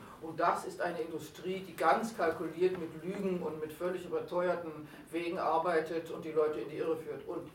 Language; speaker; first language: German; native; German